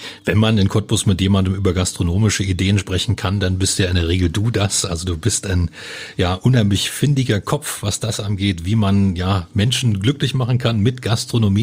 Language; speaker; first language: German; native; German